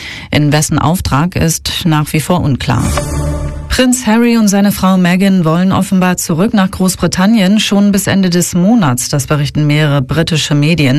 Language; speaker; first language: German; native; German